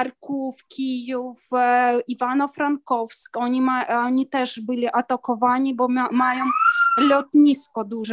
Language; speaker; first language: Polish; non-native, learner; Ukrainian